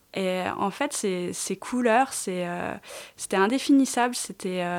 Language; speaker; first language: French; native; French